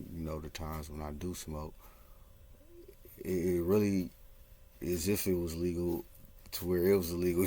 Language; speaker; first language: English; native; English